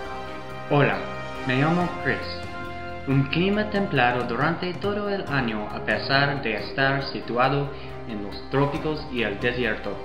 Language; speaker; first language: Spanish; non-native, learner; English